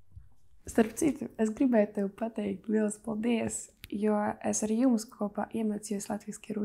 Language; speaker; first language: Latvian; early bilingual, other home language; Ukrainian